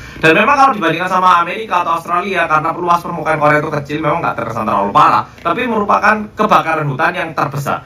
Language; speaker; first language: Indonesian; native; Indonesian